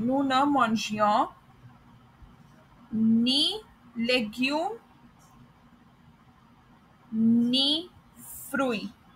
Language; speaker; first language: French; non-native, fluent; Hindi